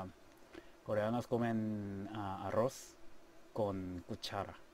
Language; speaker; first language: Spanish; non-native, learner; Korean